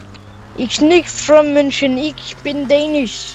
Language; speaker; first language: German; non-native, learner; Danish